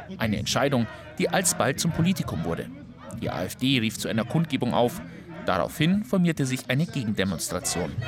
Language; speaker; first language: German; native; German